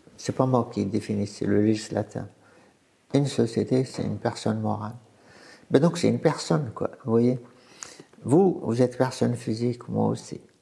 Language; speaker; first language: French; non-native, fluent; Arabic